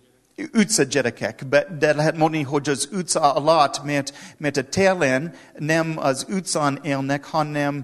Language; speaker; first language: Hungarian; non-native, learner; English